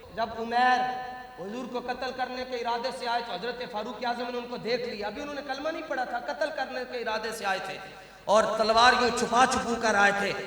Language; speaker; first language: Urdu; non-native, local second language; Punjabi